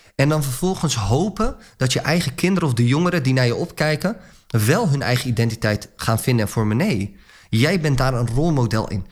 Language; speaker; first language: Dutch; early bilingual, other home language; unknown